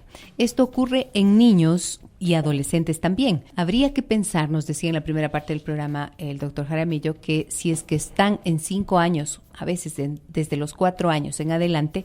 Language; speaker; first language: Spanish; native; Spanish